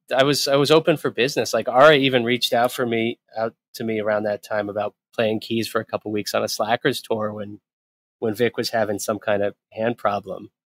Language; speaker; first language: English; native; English